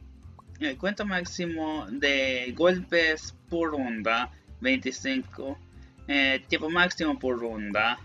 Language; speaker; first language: Spanish; non-native, learner; English